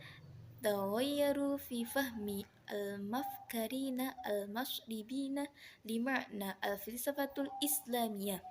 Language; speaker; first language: Arabic; non-native, learner; Indonesian